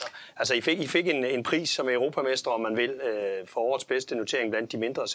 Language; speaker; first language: Danish; native; Danish